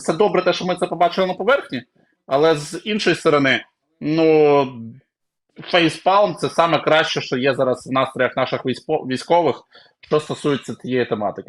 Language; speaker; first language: Ukrainian; native; Ukrainian